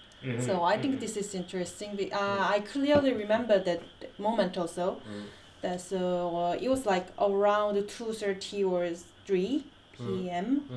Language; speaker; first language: English; non-native, fluent; Korean